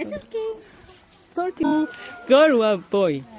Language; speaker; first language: English; non-native, learner; Korean